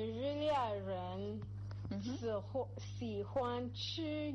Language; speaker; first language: Chinese; non-native, learner; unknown